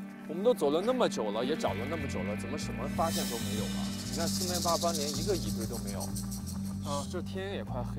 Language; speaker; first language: Chinese; native; Chinese